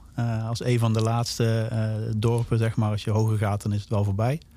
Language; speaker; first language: Dutch; native; Dutch